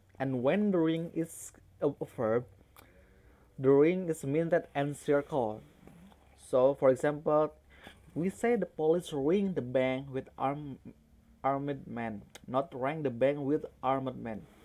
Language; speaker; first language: English; non-native, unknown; Indonesian